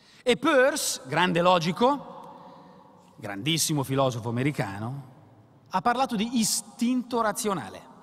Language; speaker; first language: Italian; native; Italian